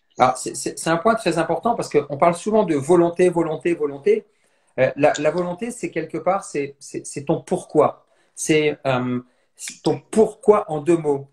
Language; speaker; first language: French; native; French